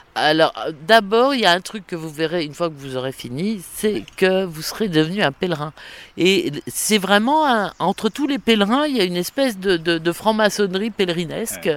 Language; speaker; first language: French; native; French